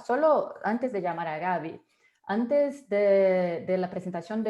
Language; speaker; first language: Spanish; non-native, fluent; Portuguese